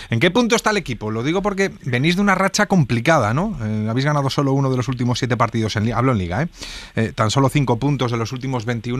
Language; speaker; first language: Spanish; native; Spanish